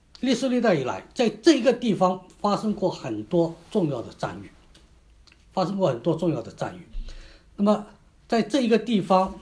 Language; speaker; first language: Chinese; native; Chinese